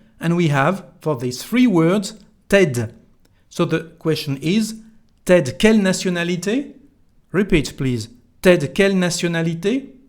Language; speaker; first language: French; native; French